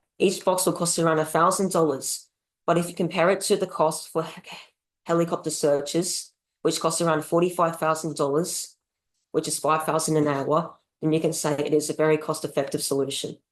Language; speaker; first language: English; native; English